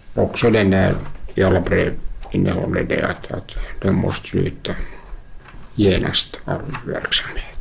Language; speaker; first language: Swedish; non-native, local second language; Finnish